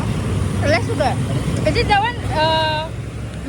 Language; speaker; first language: English; non-native, learner; Indonesian